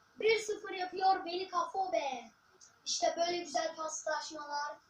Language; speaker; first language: Turkish; native; Turkish